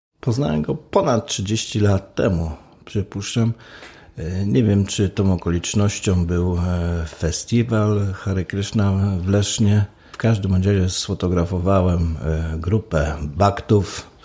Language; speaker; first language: Polish; native; Polish